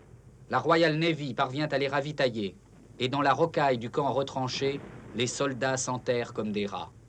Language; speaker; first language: French; native; French